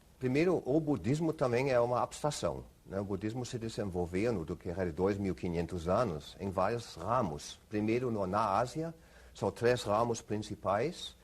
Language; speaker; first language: Portuguese; non-native, fluent; German